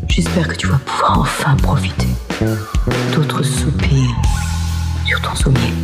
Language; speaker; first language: English; non-native, fluent; French